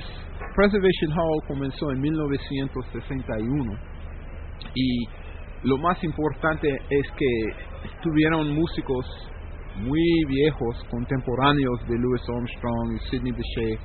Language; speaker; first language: Spanish; non-native, fluent; English